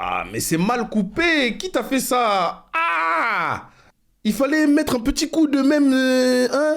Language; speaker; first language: French; native; French